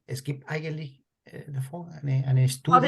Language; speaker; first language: German; non-native, learner; Spanish